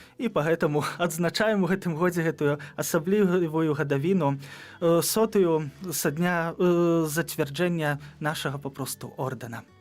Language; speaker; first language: Belarusian; native; Belarusian